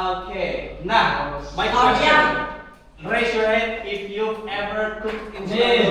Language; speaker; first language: English; non-native, fluent; Indonesian